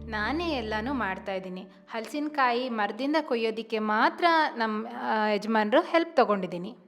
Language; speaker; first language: Kannada; non-native, local second language; Tulu